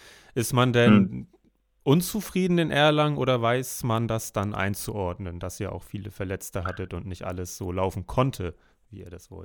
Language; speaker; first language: German; native; German